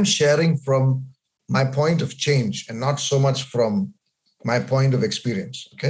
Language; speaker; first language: English; non-native, local second language; Malayalam